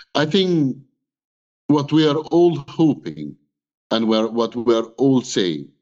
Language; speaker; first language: English; non-native, fluent; Arabic